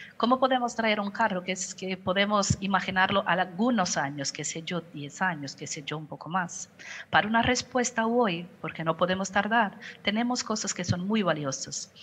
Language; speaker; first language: Spanish; non-native, fluent; Portuguese